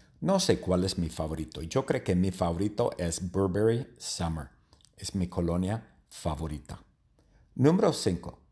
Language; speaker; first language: Spanish; non-native, learner; English